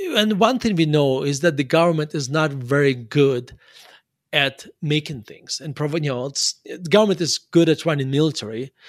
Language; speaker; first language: English; non-native, fluent; Russian